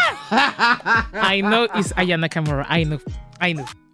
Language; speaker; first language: English; non-native, learner; French